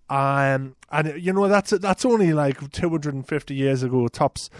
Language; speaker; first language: English; native; English